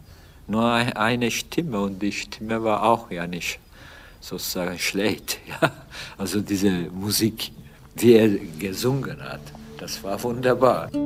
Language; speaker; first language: German; non-native, fluent; Turkish